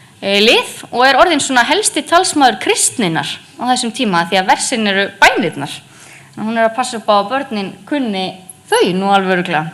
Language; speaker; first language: Icelandic; native; Icelandic